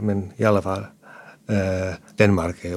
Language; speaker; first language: Swedish; non-native, fluent; Finnish